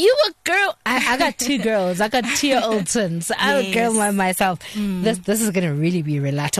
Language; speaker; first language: English; non-native, local second language; Xhosa